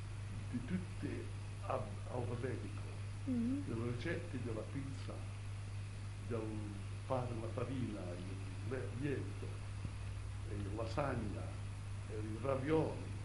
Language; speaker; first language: Italian; early bilingual, heritage; Italian